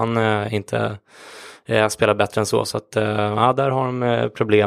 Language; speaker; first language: Swedish; native; Swedish